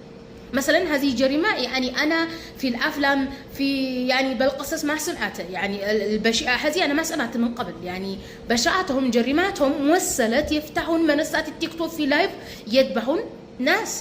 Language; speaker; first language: Arabic; non-native, fluent; Amharic